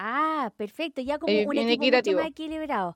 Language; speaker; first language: Spanish; native; Spanish